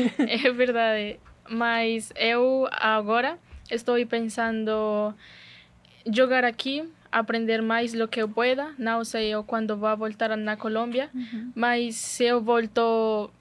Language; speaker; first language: Portuguese; non-native, learner; Spanish